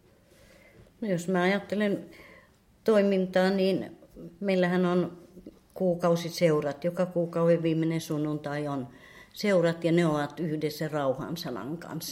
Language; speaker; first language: Finnish; native; Finnish